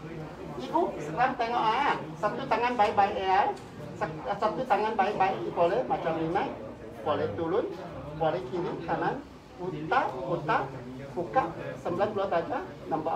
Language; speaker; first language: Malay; non-native, local second language; Cantonese